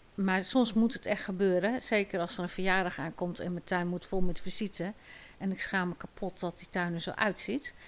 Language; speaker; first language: Dutch; native; Dutch